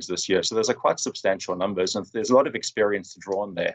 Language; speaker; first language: English; native; English